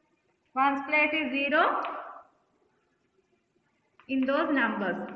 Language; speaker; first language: English; non-native, local second language; Telugu